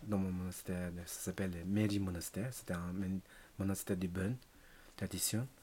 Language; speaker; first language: French; non-native, learner; Tibetan